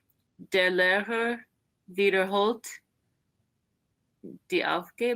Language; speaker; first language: German; non-native, learner; English